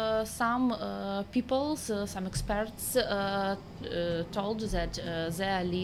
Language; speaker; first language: English; non-native, learner; Ukrainian